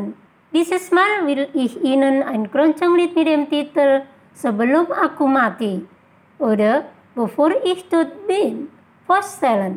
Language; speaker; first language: German; non-native, fluent; Indonesian